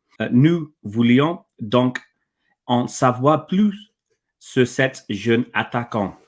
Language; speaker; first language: French; non-native, learner; English